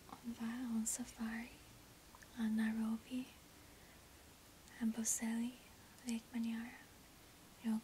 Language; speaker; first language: French; non-native, learner; English